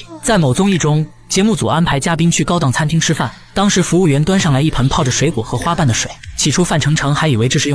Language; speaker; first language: Chinese; native; Chinese